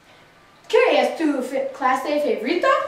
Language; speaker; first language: Spanish; non-native, learner; English